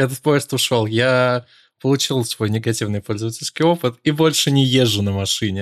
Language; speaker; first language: Russian; native; Russian